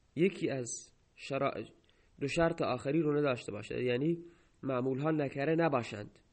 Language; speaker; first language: Persian; non-native, local second language; Baluchi